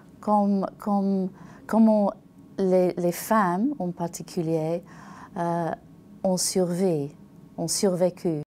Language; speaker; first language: French; non-native, learner; English